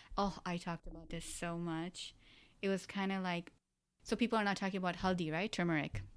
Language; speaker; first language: English; early bilingual, other home language; Urdu